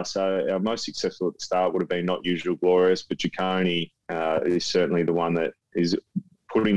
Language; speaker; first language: English; native; English